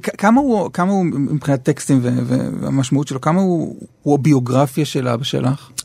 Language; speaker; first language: Hebrew; native; Hebrew